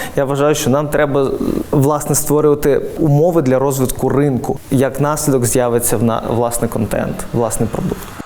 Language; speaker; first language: Ukrainian; non-native, local second language; Russian